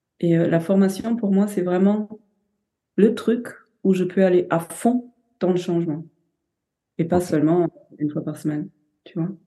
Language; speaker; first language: French; non-native, fluent; German